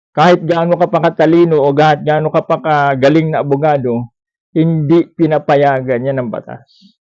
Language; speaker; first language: Filipino; non-native, local second language; Cebuano